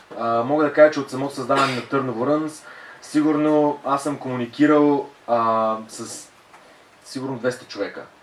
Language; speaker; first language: Bulgarian; native; Bulgarian